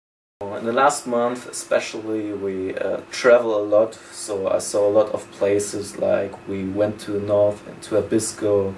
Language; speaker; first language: English; non-native, fluent; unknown